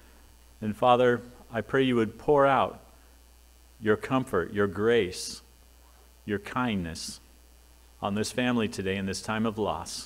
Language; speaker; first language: English; native; English